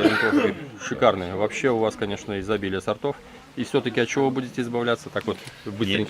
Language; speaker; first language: Russian; native; Russian